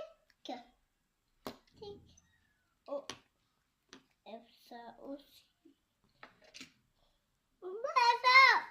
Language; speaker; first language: French; native; French